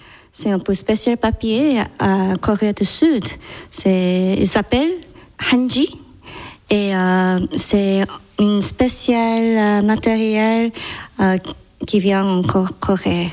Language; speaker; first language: French; non-native, learner; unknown